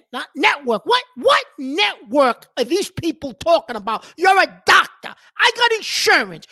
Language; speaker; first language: English; early bilingual, other home language; Italian